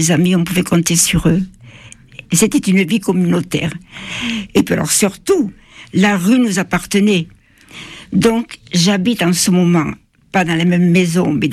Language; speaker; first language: French; native; French